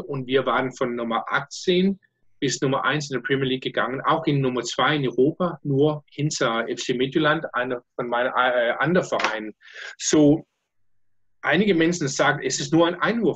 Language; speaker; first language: German; non-native, learner; Danish